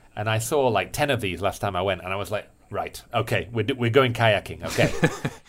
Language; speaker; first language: English; native; English